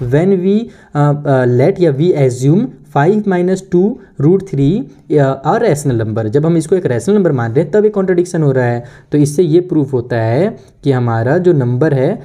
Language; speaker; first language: Hindi; native; Hindi